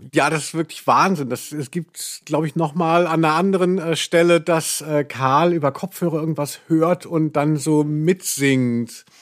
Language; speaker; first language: German; native; German